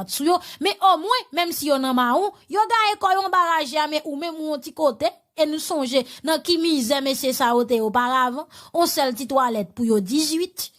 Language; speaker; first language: Haitian Creole; native; Haitian Creole